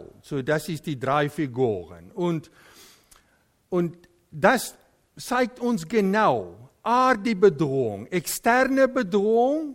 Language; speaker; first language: German; non-native, fluent; Dutch